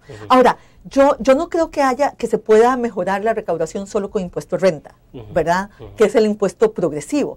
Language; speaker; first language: Spanish; native; Spanish